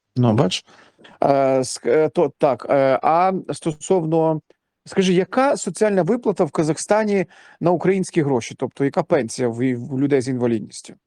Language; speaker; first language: Ukrainian; native; Ukrainian